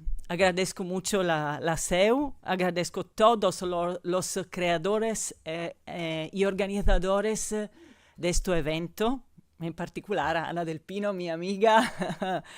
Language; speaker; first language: Spanish; non-native, fluent; Italian